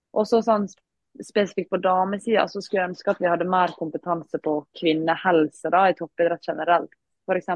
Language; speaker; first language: Norwegian; native; Norwegian